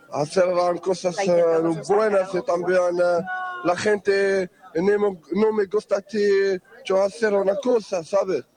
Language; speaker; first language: Spanish; non-native, learner; Arabic